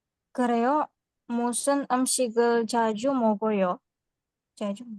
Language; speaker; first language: Korean; non-native, learner; Indonesian